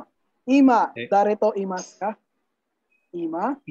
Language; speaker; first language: Japanese; non-native, learner; Filipino